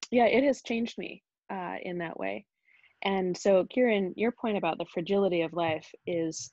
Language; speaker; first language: English; native; English